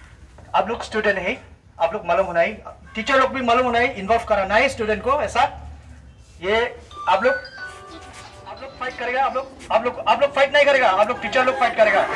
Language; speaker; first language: Hindi; non-native, local second language; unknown